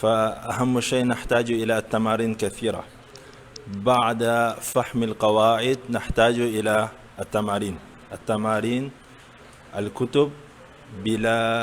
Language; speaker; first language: Arabic; non-native, fluent; Malay